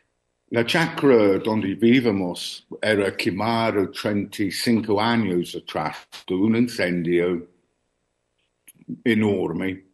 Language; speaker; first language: Spanish; non-native, learner; English